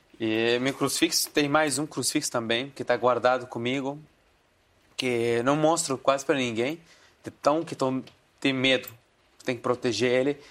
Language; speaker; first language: Portuguese; non-native, fluent; Arabic